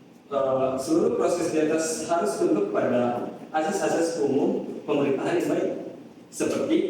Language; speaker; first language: Indonesian; native; Indonesian